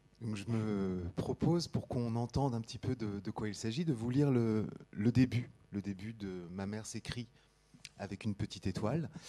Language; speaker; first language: French; native; French